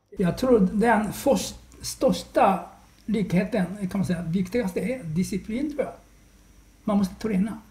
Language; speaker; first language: Swedish; non-native, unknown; Japanese